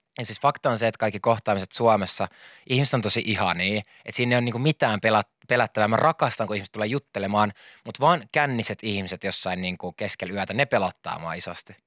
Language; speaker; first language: Finnish; native; Finnish